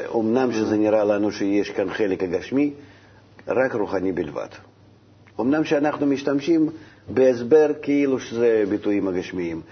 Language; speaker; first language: Hebrew; non-native, fluent; Russian